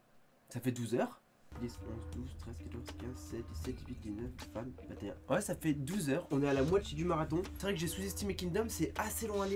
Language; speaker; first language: French; native; French